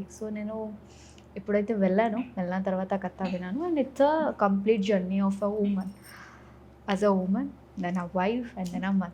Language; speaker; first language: Telugu; non-native, fluent; Odia